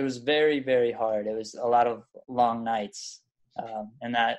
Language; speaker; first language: English; early bilingual, other home language; German